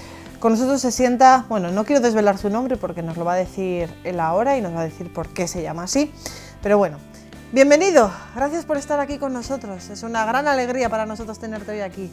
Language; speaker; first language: Spanish; native; Spanish